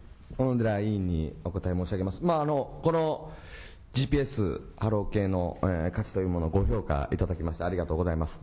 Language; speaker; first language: Japanese; native; Japanese